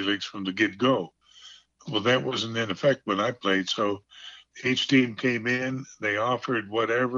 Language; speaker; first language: English; native; English